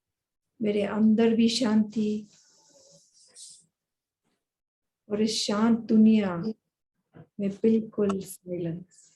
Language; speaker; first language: Hindi; native; Hindi